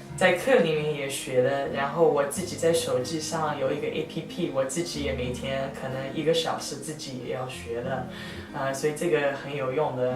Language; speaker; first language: Chinese; early bilingual, heritage; English